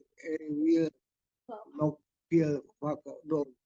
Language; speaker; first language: Dutch; non-native, learner; Indonesian